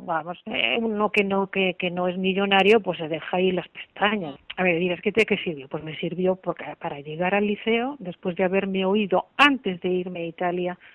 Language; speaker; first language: Spanish; native; Spanish